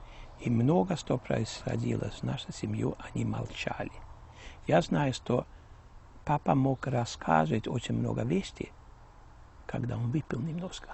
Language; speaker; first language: Russian; early bilingual, heritage; Russian